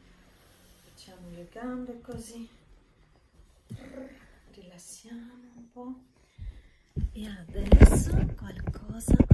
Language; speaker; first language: Italian; non-native, learner; Russian